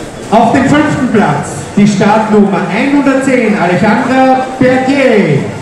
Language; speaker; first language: German; native; German